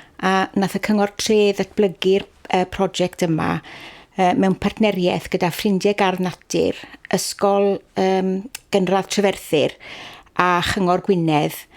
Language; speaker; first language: Welsh; native; Welsh